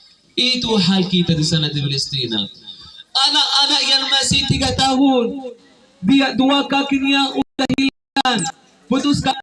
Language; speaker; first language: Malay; non-native, fluent; Arabic